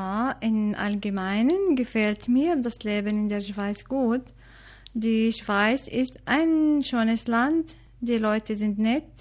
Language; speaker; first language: German; non-native, learner; Arabic